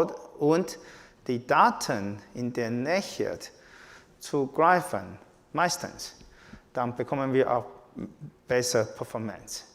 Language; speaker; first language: German; non-native, learner; Chinese